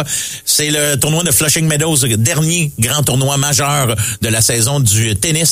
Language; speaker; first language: French; native; French